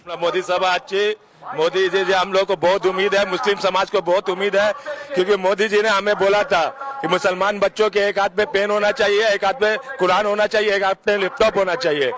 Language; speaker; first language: Hindi; native; Hindi